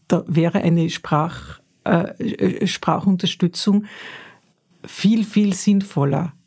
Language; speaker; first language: German; native; German